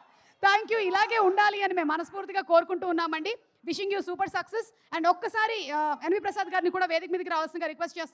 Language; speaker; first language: Telugu; native; Telugu